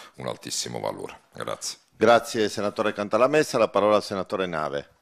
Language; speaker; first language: Italian; native; Italian